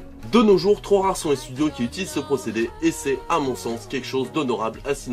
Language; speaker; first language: French; native; French